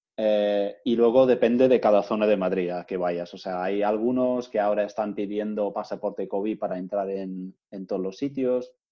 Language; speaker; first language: Spanish; non-native, fluent; English